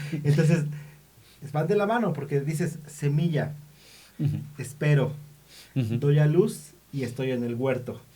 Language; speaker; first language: Spanish; native; Spanish